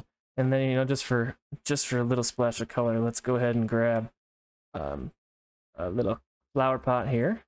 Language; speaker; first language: English; native; English